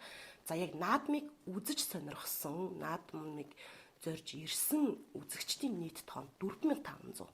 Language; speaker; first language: Mongolian; native; Mongolian